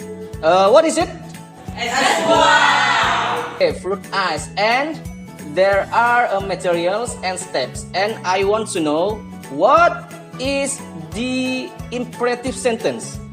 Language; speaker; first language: English; non-native, learner; Indonesian